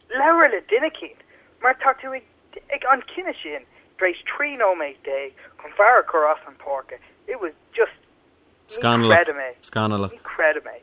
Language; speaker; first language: Irish; non-native, local second language; English